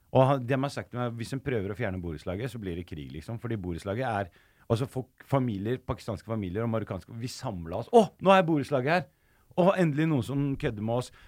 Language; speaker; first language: Norwegian; early bilingual, other home language; Arabic